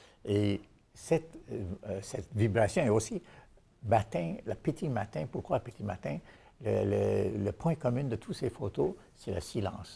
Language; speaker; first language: French; non-native, fluent; Bangla